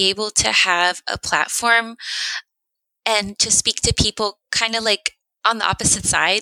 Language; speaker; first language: English; early bilingual, other home language; Spanish